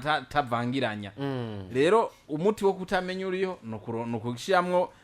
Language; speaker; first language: Rundi; native; Rundi